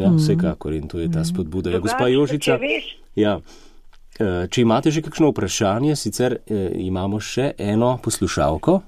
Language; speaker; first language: Slovenian; native; Slovenian